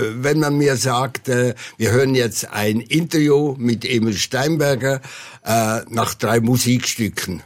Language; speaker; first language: German; native; German